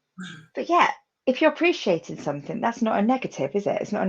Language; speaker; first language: English; native; English